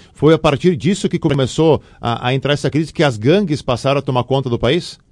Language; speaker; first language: Portuguese; native; Portuguese